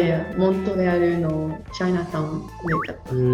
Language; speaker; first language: Japanese; non-native, learner; French